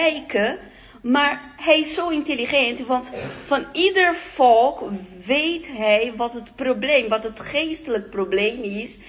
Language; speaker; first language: Dutch; non-native, fluent; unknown